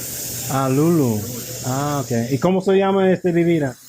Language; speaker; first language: Spanish; non-native, learner; English